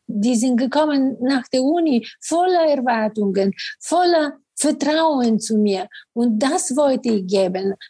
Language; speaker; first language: German; non-native, fluent; Bulgarian